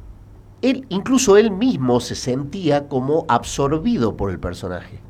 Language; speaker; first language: Spanish; native; Spanish